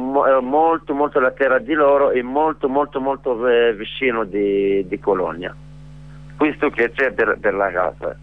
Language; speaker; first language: Italian; non-native, learner; Arabic